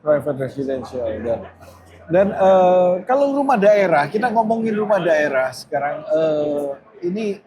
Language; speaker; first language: Indonesian; native; Indonesian